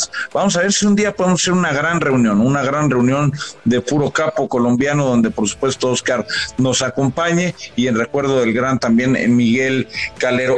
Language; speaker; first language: Spanish; native; Spanish